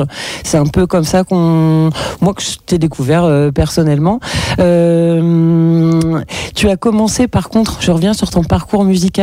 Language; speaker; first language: French; native; French